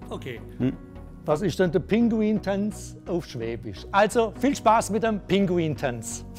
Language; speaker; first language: German; native; German